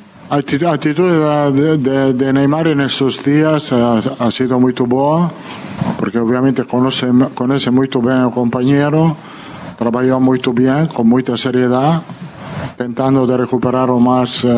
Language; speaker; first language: Portuguese; non-native, fluent; Italian